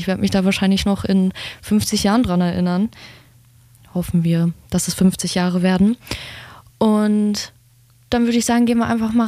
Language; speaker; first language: German; native; German